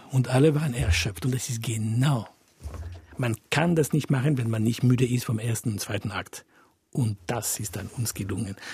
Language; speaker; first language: German; non-native, fluent; French